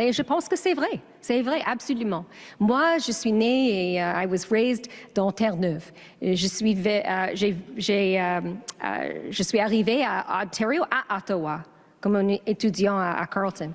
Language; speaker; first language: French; non-native, learner; English